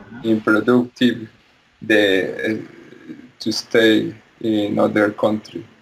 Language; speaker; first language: English; non-native, learner; Spanish